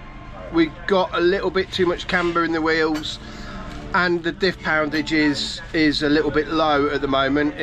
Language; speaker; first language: English; native; English